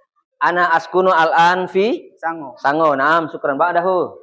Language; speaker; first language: Arabic; non-native, fluent; Indonesian